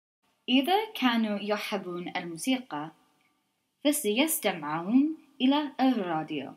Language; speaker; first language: Arabic; non-native, learner; English